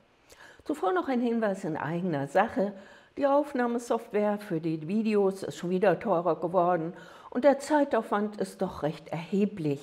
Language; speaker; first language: German; native; German